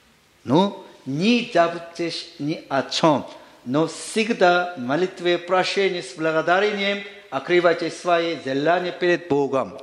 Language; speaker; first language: Russian; non-native, learner; Korean